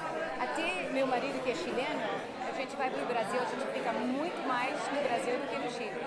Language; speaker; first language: Portuguese; non-native, fluent; English